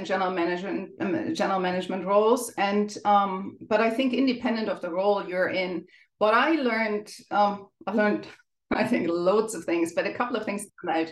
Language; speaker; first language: English; non-native, fluent; German